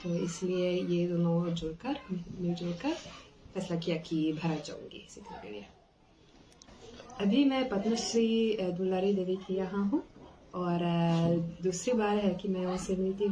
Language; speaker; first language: Hindi; non-native, fluent; Italian